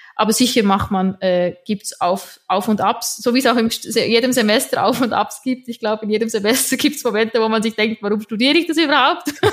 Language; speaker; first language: German; native; German